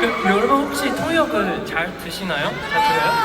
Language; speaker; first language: Korean; non-native, fluent; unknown